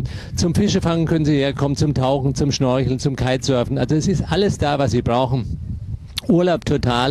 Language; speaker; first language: German; native; German